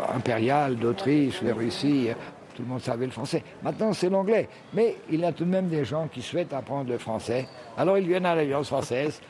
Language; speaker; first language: French; early bilingual, heritage; French